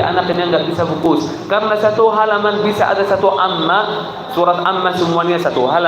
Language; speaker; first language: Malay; non-native, fluent; Arabic